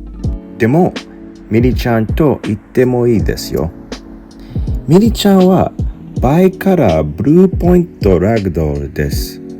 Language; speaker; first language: Japanese; non-native, learner; English